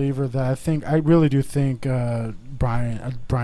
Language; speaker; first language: English; native; English